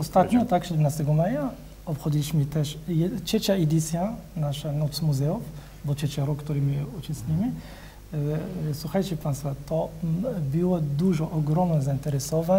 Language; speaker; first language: Polish; non-native, learner; Arabic